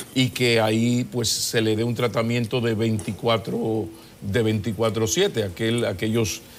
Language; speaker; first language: Spanish; native; Spanish